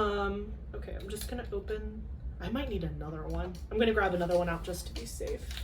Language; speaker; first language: English; native; English